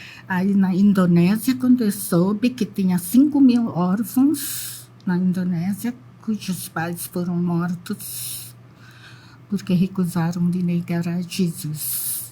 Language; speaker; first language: Portuguese; non-native, fluent; Indonesian